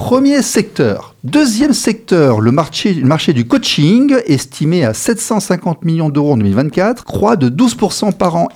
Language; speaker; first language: French; native; French